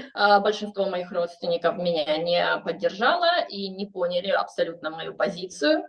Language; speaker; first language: Russian; native; Russian